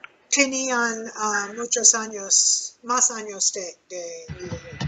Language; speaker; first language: Spanish; non-native, learner; English